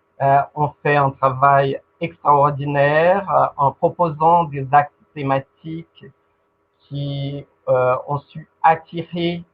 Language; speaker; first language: French; non-native, fluent; Portuguese